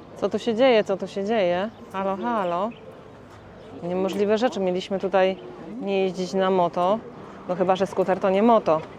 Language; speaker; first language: Polish; native; Polish